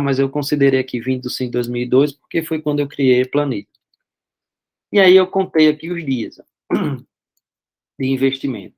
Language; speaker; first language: Portuguese; native; Portuguese